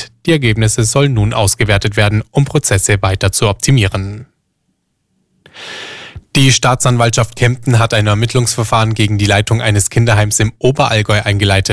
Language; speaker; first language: German; native; German